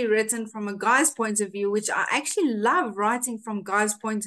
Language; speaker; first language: English; non-native, local second language; Afrikaans